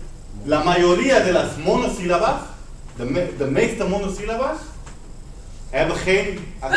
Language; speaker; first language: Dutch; non-native, fluent; Spanish